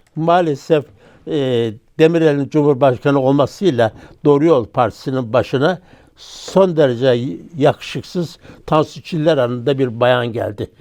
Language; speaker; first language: Turkish; native; Turkish